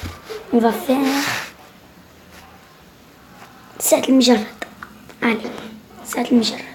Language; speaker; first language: French; non-native, local second language; Arabic